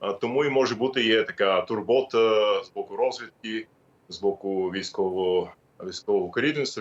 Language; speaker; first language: Ukrainian; non-native, fluent; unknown